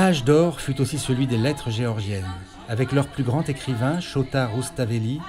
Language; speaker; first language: French; native; French